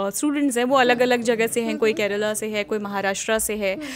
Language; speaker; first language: Hindi; native; Hindi